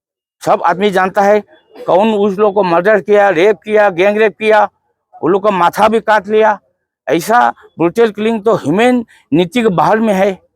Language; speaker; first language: Hindi; non-native, local second language; Manipuri